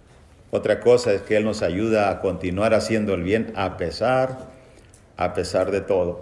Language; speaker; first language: Spanish; native; Spanish